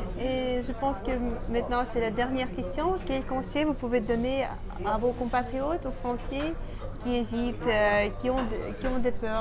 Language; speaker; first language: French; non-native, fluent; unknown